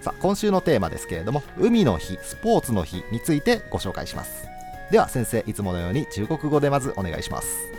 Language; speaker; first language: Japanese; native; Japanese